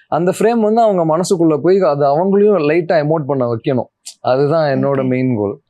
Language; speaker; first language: Tamil; native; Tamil